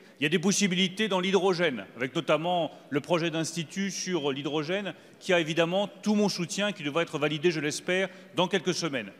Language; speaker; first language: French; native; French